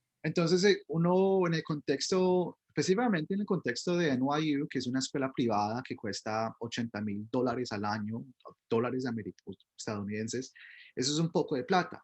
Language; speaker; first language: Spanish; early bilingual, heritage; Spanish